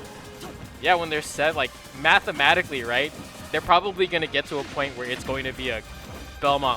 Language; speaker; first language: English; native; English